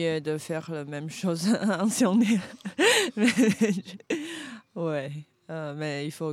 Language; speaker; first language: French; non-native, fluent; Chinese